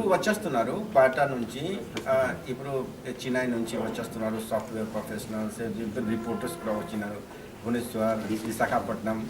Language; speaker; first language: Telugu; non-native, fluent; Hindi